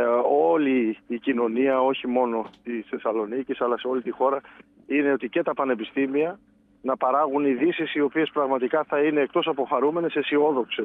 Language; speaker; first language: Greek; native; Greek